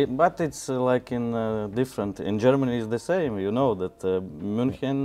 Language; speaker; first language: English; non-native, learner; Latvian